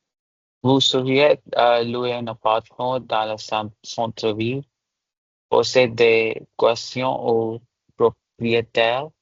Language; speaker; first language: French; non-native, learner; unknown